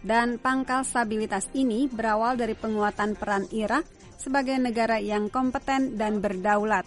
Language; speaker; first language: Indonesian; native; Indonesian